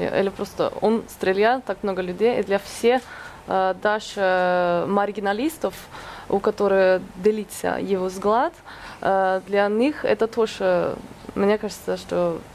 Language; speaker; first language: Russian; non-native, fluent; Norwegian